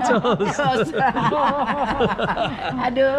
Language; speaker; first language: English; non-native, learner; Indonesian